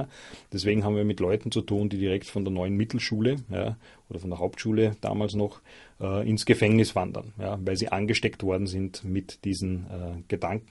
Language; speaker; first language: German; native; German